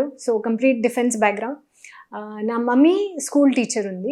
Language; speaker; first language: Telugu; non-native, local second language; Hindi